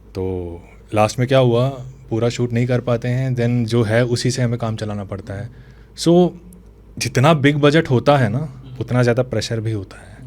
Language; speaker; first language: Hindi; non-native, local second language; Tulu